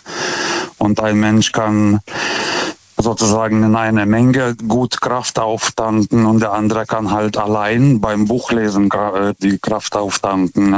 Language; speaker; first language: German; native; German